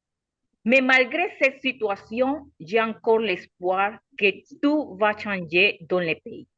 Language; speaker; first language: French; non-native, learner; Spanish